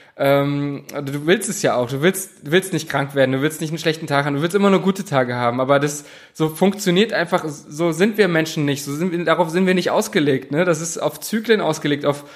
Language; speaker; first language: German; native; German